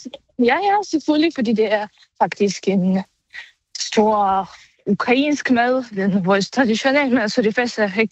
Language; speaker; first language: Danish; non-native, learner; Ukrainian